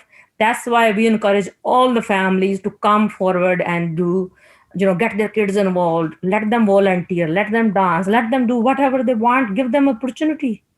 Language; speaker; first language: English; non-native, local second language; Punjabi